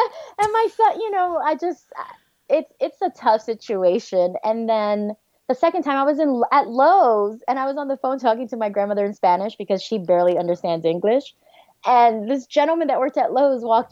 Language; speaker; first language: English; native; English